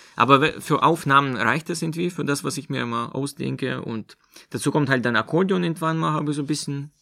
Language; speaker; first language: German; non-native, fluent; Russian